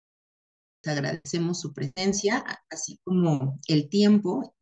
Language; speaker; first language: Spanish; native; Spanish